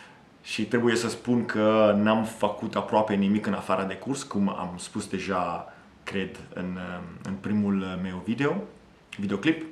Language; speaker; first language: Romanian; non-native, fluent; Italian